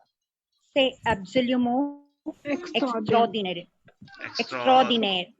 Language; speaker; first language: French; non-native, learner; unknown